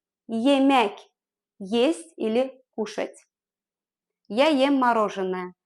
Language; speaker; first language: Russian; non-native, fluent; Azerbaijani